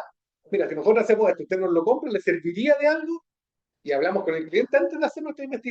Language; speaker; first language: Spanish; native; Spanish